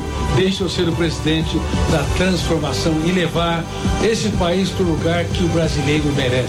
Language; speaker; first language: Portuguese; native; Portuguese